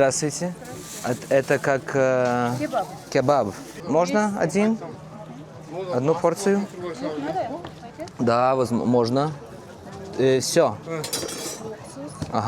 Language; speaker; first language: Russian; non-native, learner; Lithuanian